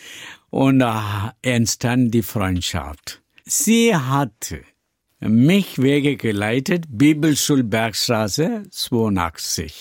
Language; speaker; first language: German; non-native, learner; Tamil